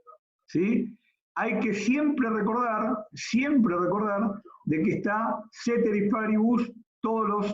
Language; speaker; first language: Spanish; native; Spanish